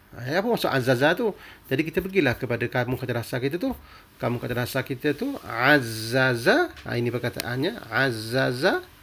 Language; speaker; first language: Malay; native; Malay